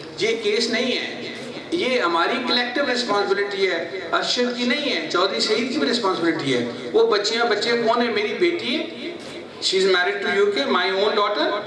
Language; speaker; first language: Urdu; non-native, local second language; Punjabi